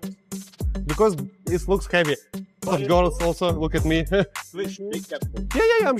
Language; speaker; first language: English; non-native, learner; Russian